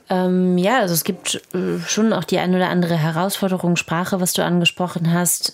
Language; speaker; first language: German; native; German